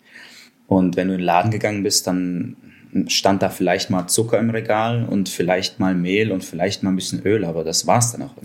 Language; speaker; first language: German; early bilingual, other home language; Russian